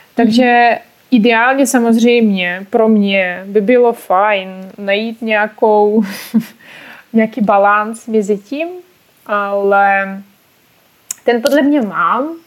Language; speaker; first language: Czech; non-native, fluent; Russian